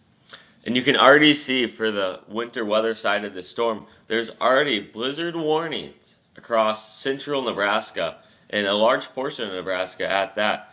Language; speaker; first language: English; native; English